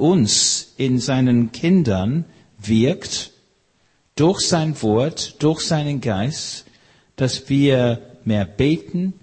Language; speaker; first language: German; non-native, fluent; English